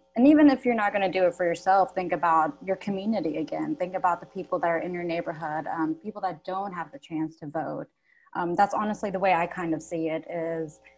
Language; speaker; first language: English; native; English